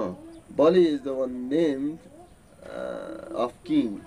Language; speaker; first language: English; non-native, learner; Newari